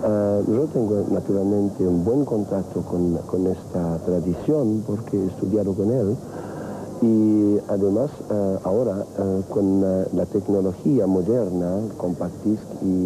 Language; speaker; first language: Spanish; non-native, fluent; French